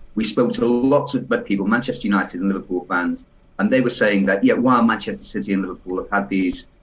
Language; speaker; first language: English; native; English